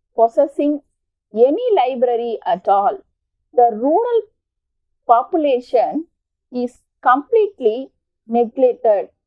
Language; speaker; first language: English; non-native, local second language; Tamil